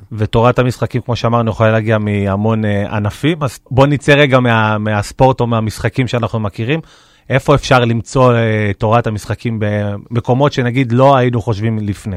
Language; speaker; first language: Hebrew; native; Hebrew